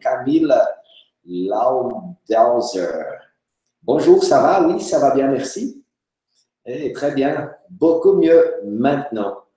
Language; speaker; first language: French; non-native, fluent; Portuguese